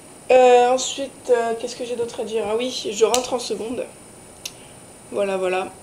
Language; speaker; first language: French; native; French